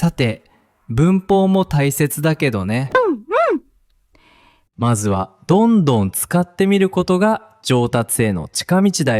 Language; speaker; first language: Japanese; native; Japanese